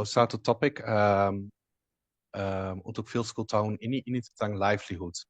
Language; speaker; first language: Indonesian; non-native, fluent; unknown